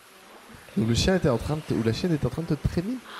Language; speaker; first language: French; native; French